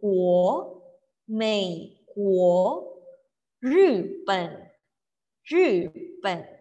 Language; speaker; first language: Chinese; non-native, fluent; Indonesian